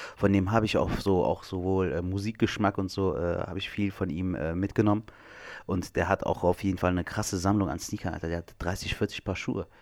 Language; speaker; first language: German; early bilingual, other home language; Turkish